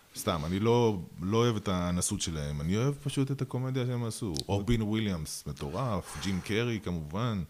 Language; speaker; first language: Hebrew; early bilingual, other home language; Russian